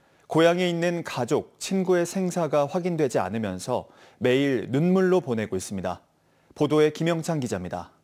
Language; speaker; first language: Korean; native; Korean